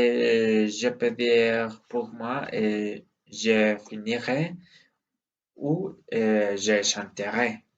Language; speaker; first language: French; non-native, learner; Spanish